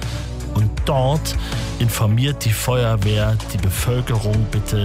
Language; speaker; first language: German; native; German